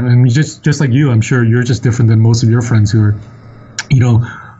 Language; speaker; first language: English; non-native, local second language; Cantonese